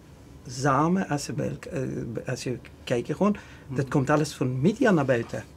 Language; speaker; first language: Dutch; non-native, learner; Persian